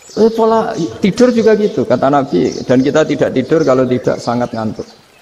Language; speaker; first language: Indonesian; non-native, local second language; Javanese